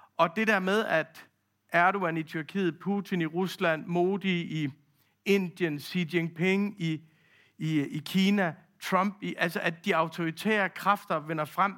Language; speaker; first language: Danish; native; Danish